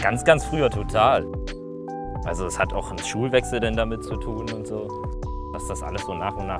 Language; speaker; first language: German; native; German